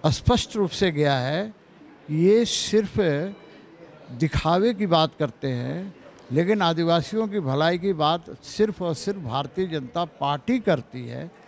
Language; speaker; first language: Hindi; native; Hindi